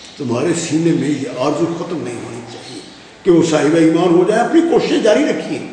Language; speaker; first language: Urdu; non-native, local second language; Punjabi